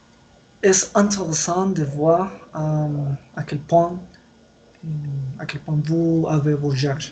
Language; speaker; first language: French; non-native, learner; Spanish